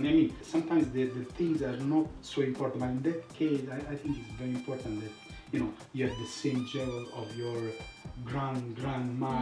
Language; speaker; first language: English; non-native, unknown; Italian